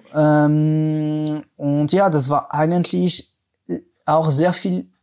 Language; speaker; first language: German; non-native, fluent; French